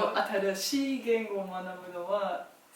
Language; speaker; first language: Japanese; non-native, learner; German